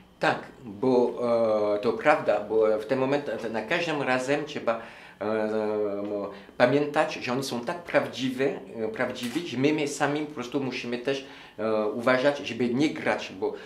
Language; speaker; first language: Polish; non-native, learner; French